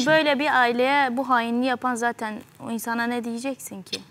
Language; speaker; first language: Turkish; native; Turkish